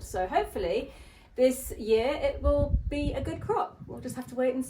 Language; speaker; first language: English; native; English